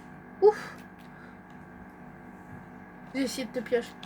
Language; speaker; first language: French; native; French